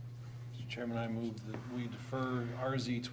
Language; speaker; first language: English; native; English